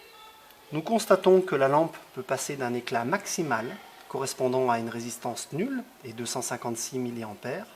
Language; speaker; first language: French; native; French